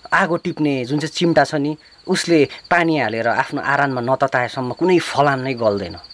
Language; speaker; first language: Nepali; native; Nepali